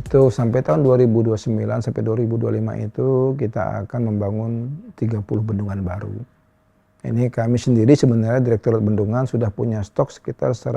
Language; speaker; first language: Indonesian; native; Indonesian